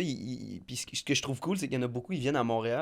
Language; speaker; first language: French; native; French